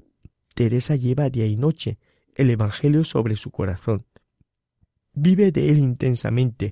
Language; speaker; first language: Spanish; native; Spanish